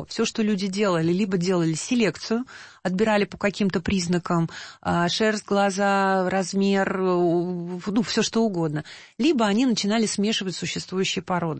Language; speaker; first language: Russian; native; Russian